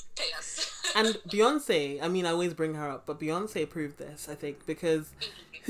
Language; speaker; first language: English; native; English